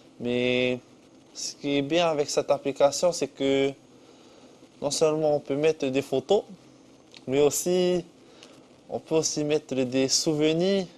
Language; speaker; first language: French; non-native, local second language; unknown